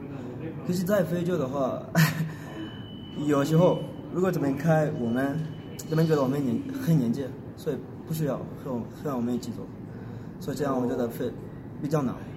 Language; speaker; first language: Chinese; non-native, learner; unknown